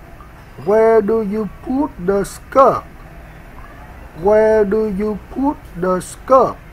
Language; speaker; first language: English; non-native, learner; Vietnamese